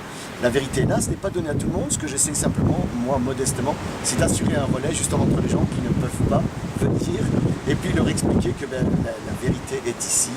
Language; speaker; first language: French; native; French